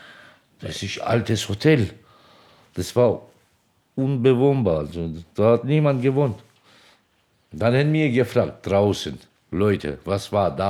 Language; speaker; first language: German; non-native, learner; Turkish